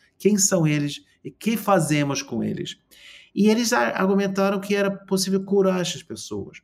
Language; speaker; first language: Portuguese; non-native, fluent; English